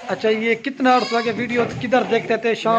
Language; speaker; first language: Hindi; non-native, local second language; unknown